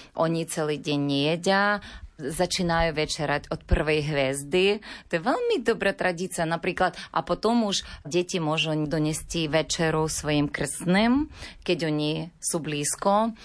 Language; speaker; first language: Slovak; non-native, learner; Ukrainian